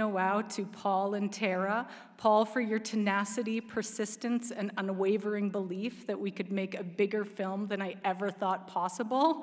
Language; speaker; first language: English; native; English